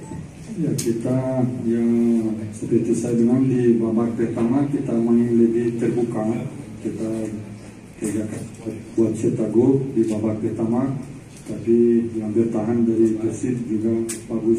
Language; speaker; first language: Indonesian; non-native, learner; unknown